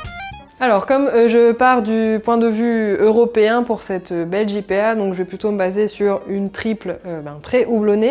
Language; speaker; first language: French; native; French